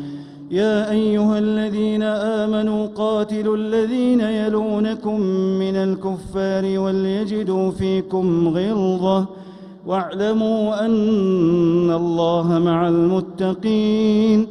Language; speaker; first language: Arabic; native; Arabic